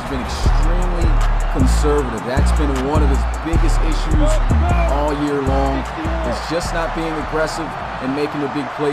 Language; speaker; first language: English; native; English